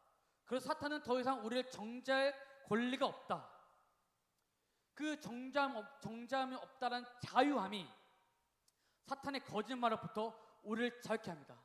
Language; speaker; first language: Korean; native; Korean